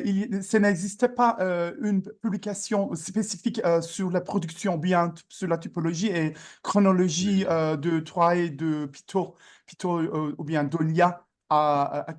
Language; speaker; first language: French; non-native, learner; Turkish